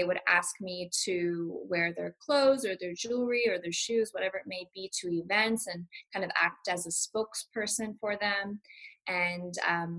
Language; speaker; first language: English; native; English